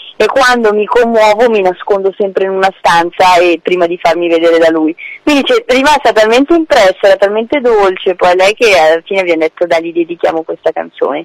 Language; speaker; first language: Italian; non-native, fluent; English